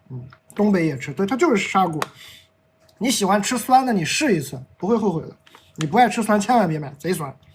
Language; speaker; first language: Chinese; native; Chinese